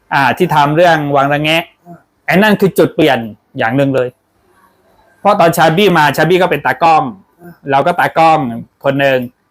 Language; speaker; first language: Thai; non-native, local second language; Pattani Malay